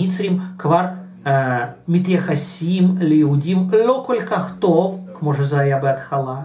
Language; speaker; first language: Hebrew; non-native, fluent; Russian